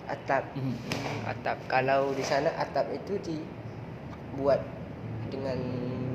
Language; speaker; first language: Indonesian; non-native, learner; Malay